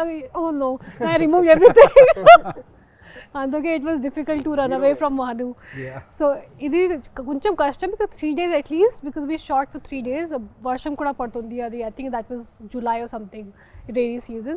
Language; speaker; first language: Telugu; non-native, local second language; Hindi